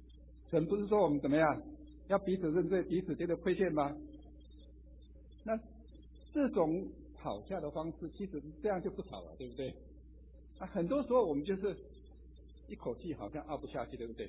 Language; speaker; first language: Chinese; native; Chinese